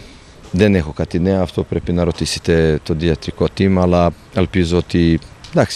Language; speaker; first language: Greek; non-native, fluent; Serbian